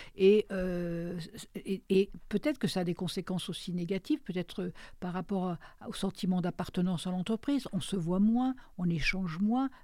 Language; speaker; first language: French; native; French